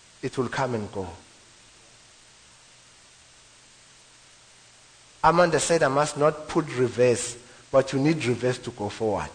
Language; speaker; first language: English; non-native, local second language; Zulu